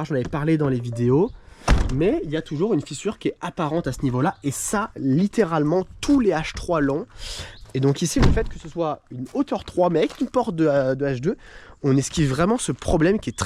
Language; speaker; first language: French; native; French